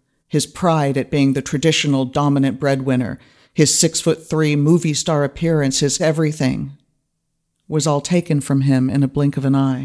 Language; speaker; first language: English; native; English